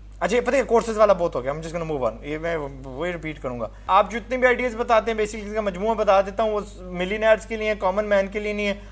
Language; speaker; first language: Urdu; non-native, fluent; English